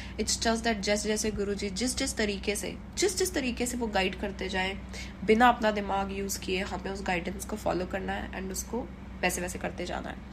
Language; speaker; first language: Hindi; native; Hindi